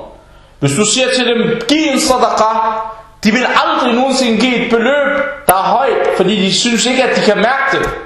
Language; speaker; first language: Danish; early bilingual, other home language; Arabic